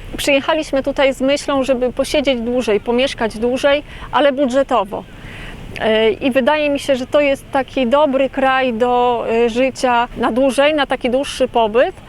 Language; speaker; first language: Polish; native; Polish